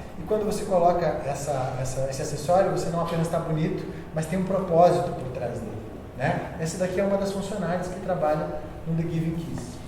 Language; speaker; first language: Portuguese; native; Portuguese